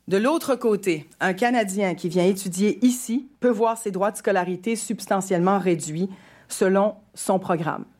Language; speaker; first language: French; native; French